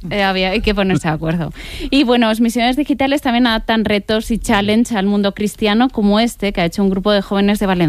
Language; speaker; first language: Spanish; native; Spanish